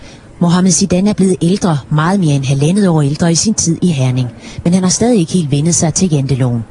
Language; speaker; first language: Danish; native; Danish